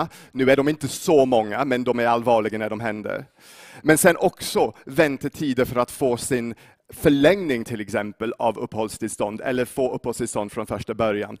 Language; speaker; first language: Swedish; non-native, fluent; English